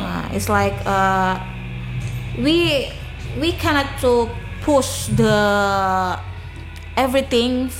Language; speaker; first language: English; non-native, learner; Indonesian